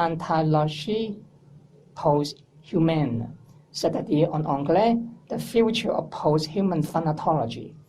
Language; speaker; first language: French; non-native, learner; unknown